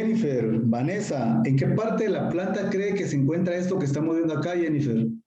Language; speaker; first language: Spanish; native; Spanish